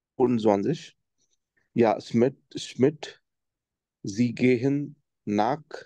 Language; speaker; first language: German; non-native, learner; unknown